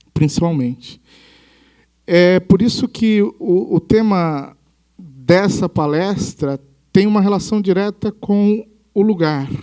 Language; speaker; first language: Portuguese; native; Portuguese